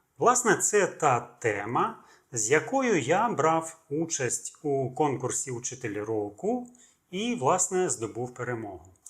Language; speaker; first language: Ukrainian; native; Ukrainian